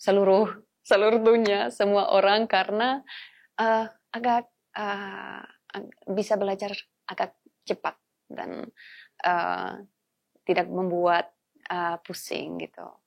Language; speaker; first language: Indonesian; non-native, fluent; Polish